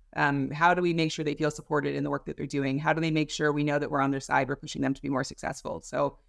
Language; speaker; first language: English; native; English